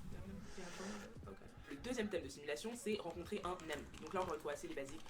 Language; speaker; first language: French; native; French